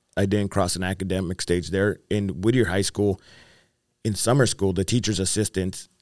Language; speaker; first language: English; native; English